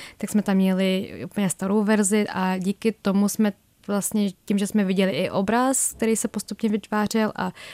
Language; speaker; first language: Czech; early bilingual, other home language; Vietnamese